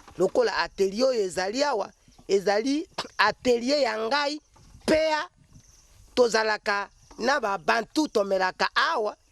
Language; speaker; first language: Lingala; non-native, local second language; Mongo